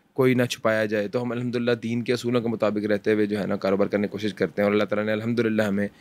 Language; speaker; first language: Urdu; early bilingual, heritage; Urdu